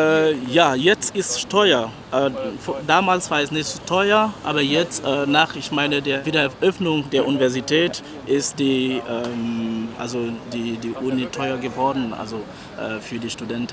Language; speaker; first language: German; non-native, fluent; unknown